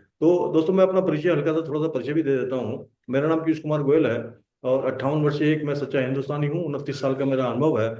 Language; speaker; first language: Hindi; native; Hindi